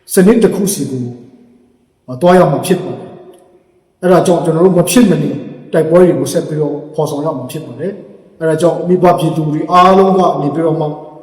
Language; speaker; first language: Burmese; non-native, local second language; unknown